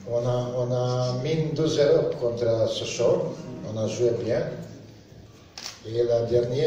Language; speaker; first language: French; non-native, learner; Serbian